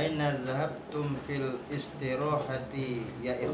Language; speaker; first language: Arabic; non-native, learner; Indonesian